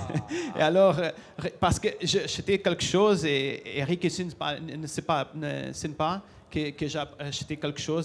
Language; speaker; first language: French; non-native, learner; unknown